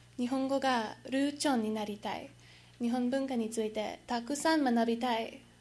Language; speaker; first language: Japanese; non-native, learner; English